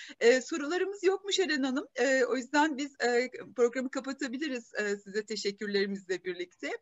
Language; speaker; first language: Turkish; native; Turkish